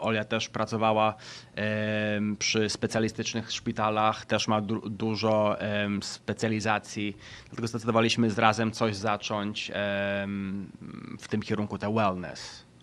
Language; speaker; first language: Polish; early bilingual, heritage; Polish